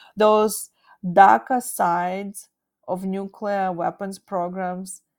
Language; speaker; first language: English; non-native, fluent; Russian